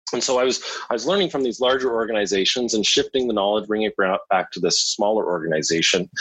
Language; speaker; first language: English; native; English